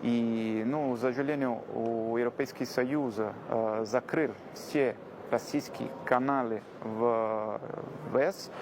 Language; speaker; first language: Russian; non-native, learner; Italian